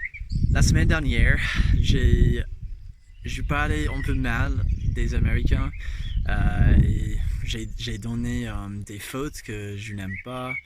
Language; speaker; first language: French; non-native, fluent; English